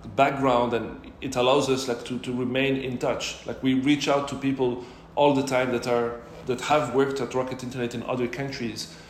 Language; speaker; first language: English; non-native, fluent; Arabic